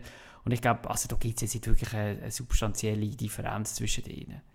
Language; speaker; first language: German; native; German